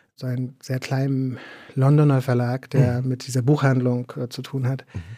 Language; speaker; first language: German; native; German